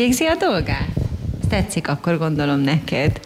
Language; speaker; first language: Hungarian; native; Hungarian